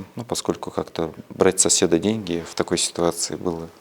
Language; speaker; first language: Russian; native; Russian